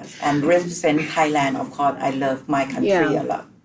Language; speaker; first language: English; non-native, learner; Thai